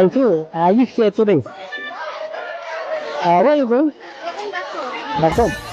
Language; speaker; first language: English; non-native, learner; Russian